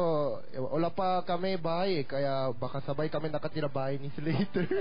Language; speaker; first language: Filipino; non-native, learner; Korean